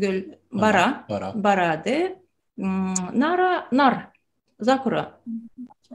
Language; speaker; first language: Japanese; non-native, fluent; Tatar